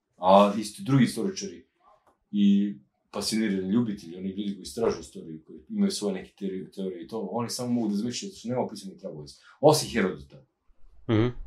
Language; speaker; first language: Serbian; non-native, local second language; Romanian